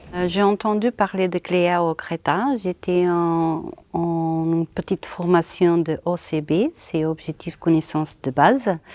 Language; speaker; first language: French; non-native, learner; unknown